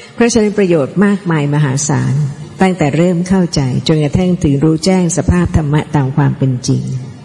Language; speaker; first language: Thai; native; Thai